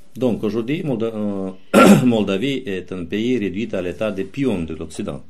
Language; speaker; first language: French; non-native, fluent; Romanian